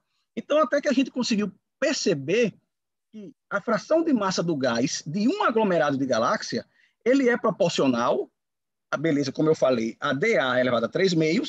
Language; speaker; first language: Portuguese; native; Portuguese